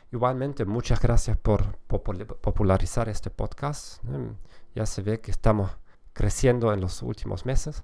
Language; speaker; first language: Spanish; non-native, fluent; German